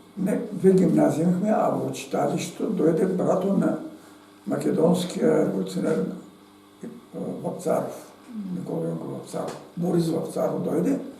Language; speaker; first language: Bulgarian; native; Bulgarian